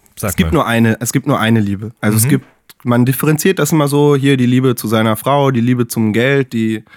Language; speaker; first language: German; native; German